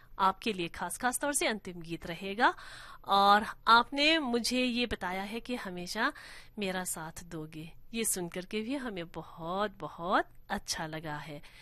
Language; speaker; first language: Hindi; non-native, local second language; Mizo